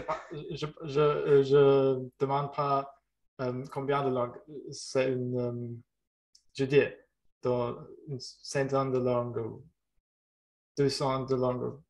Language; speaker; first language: French; non-native, learner; German